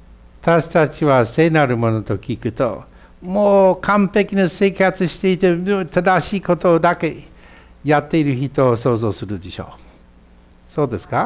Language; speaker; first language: Japanese; non-native, fluent; English